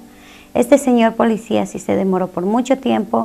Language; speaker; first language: Spanish; native; Spanish